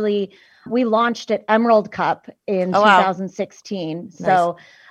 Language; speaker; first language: English; native; English